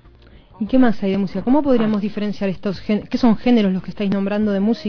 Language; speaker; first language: Spanish; native; Spanish